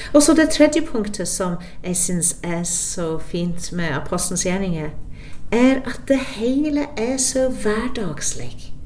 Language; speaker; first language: Norwegian; non-native, fluent; English